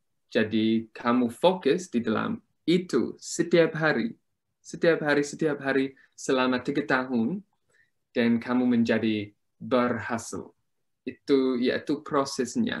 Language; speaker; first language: Indonesian; non-native, learner; English